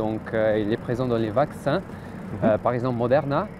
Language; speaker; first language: French; non-native, fluent; Portuguese